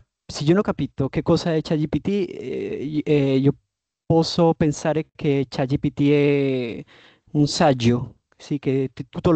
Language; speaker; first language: Italian; non-native, learner; Spanish